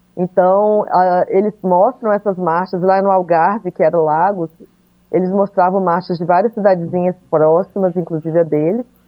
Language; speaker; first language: Portuguese; native; Portuguese